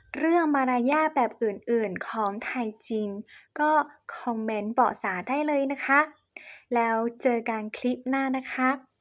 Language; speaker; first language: Thai; non-native, fluent; Chinese